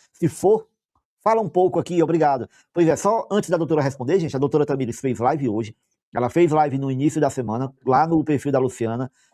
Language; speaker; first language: Portuguese; native; Portuguese